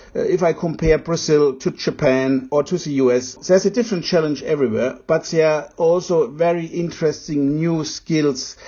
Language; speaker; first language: English; non-native, fluent; German